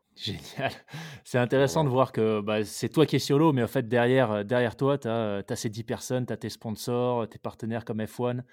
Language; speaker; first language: French; native; French